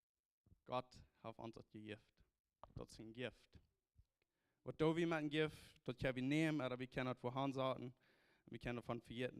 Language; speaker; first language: German; non-native, learner; Plautdietsch